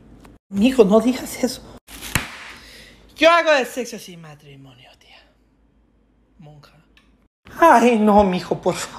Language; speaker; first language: Spanish; early bilingual, heritage; Spanish